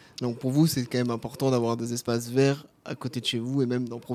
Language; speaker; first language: French; native; French